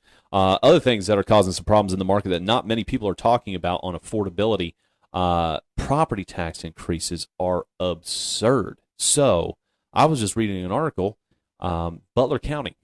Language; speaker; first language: English; native; English